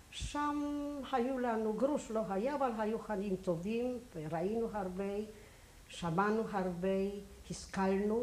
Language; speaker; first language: Hebrew; non-native, fluent; Polish